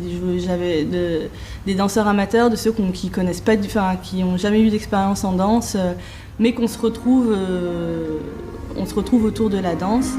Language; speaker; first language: French; native; French